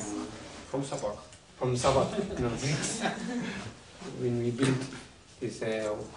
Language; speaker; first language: English; non-native, learner; Tibetan